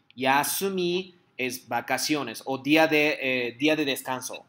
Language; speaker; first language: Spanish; non-native, fluent; Japanese